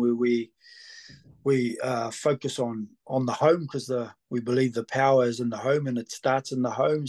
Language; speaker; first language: English; native; English